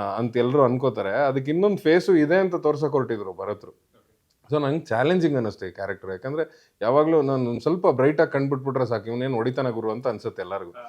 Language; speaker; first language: Kannada; native; Kannada